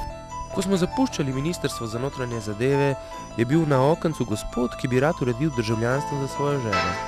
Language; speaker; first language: Slovenian; native; Slovenian